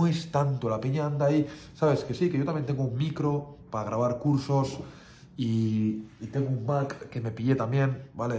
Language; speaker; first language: Spanish; native; Spanish